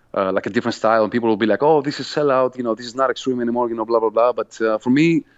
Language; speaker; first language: English; non-native, fluent; Greek